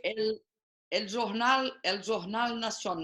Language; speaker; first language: Spanish; non-native, learner; Portuguese